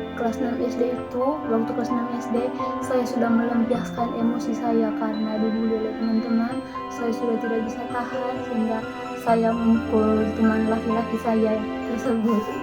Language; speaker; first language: Indonesian; non-native, local second language; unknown